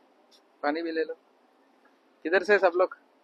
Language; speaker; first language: Hindi; non-native, local second language; Telugu